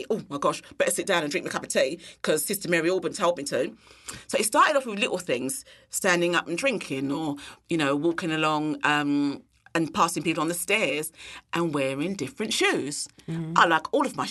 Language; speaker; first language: English; native; English